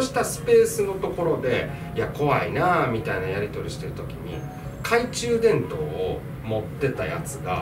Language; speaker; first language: Japanese; native; Japanese